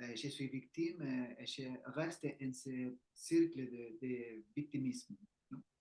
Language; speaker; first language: French; non-native, learner; Spanish